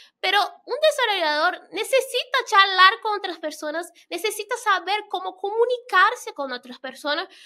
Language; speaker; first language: Spanish; non-native, fluent; Portuguese